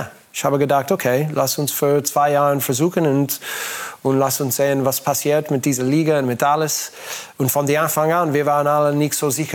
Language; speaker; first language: German; non-native, learner; English